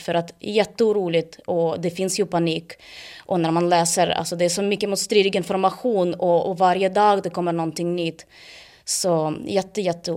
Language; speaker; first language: Swedish; non-native, fluent; Ukrainian